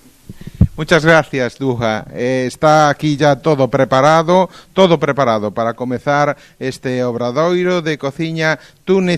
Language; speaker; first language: Spanish; non-native, local second language; Galician